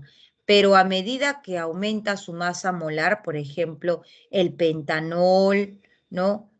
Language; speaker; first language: Spanish; native; Spanish